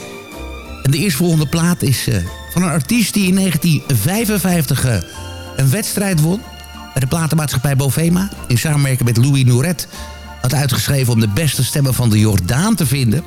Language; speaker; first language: Dutch; native; Dutch